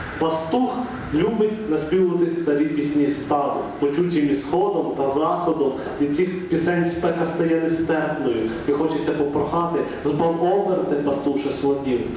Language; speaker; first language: Ukrainian; native; Ukrainian